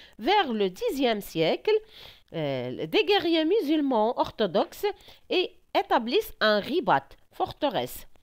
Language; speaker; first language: French; non-native, local second language; Arabic